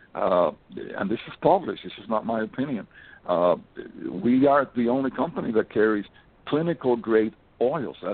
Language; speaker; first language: English; early bilingual, other home language; Spanish